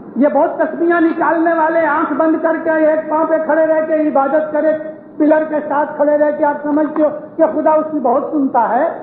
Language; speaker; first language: Urdu; non-native, local second language; Punjabi